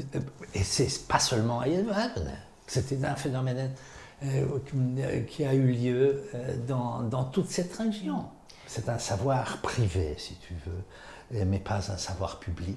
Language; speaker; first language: French; non-native, fluent; Polish